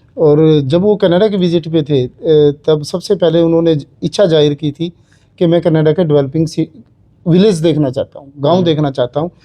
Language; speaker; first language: Hindi; native; Hindi